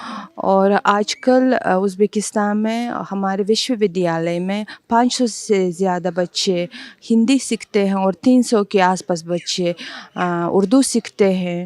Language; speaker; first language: Hindi; non-native, fluent; Uzbek